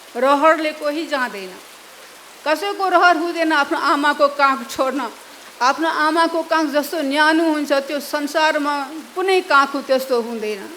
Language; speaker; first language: Nepali; non-native, local second language; Maithili